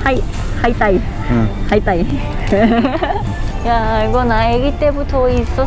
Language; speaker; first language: Korean; non-native, learner; Thai